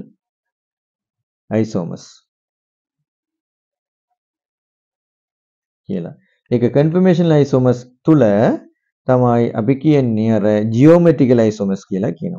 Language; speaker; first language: Sinhala; non-native, local second language; Tamil